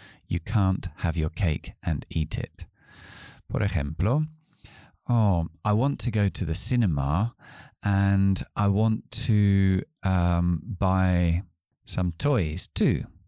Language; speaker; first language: English; native; English